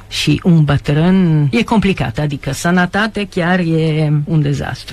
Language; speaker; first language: Romanian; non-native, fluent; Italian